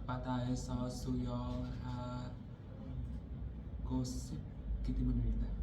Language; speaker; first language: Korean; non-native, learner; Vietnamese